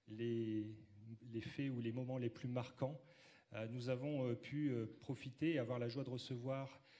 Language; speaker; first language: French; native; French